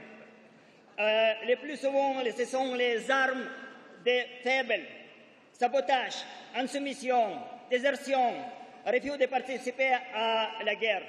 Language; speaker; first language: French; non-native, fluent; Russian